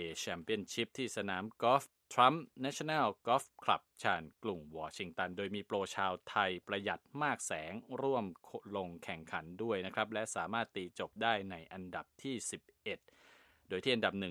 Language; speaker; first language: Thai; native; Thai